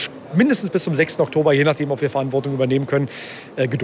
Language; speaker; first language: German; native; German